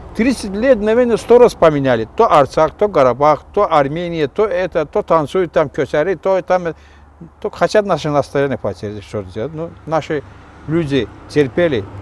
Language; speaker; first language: Russian; non-native, local second language; Azerbaijani